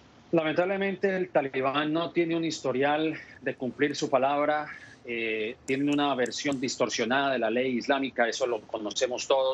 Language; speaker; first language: Spanish; native; Spanish